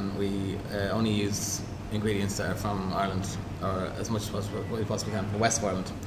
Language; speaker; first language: English; native; English